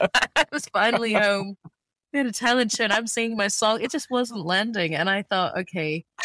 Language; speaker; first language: English; early bilingual, other home language; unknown